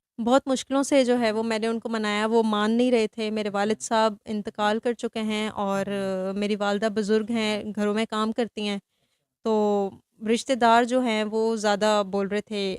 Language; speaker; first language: Urdu; non-native, local second language; Sindhi